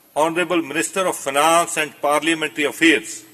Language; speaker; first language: English; non-native, local second language; Punjabi